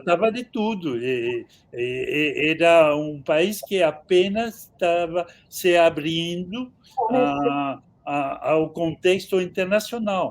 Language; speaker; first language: Portuguese; non-native, fluent; French